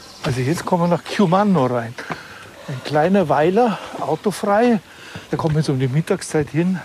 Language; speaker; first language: German; native; German